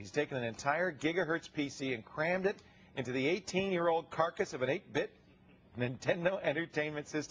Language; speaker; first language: English; native; English